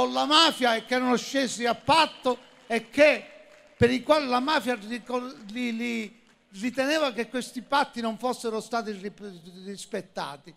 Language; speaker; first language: Italian; native; Italian